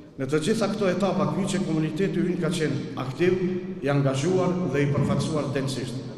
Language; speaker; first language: Albanian; non-native, local second language; Romany